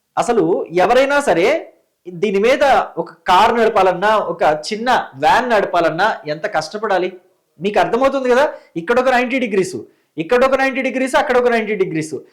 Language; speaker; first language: Telugu; native; Telugu